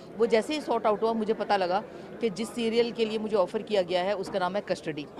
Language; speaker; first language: Urdu; native; Urdu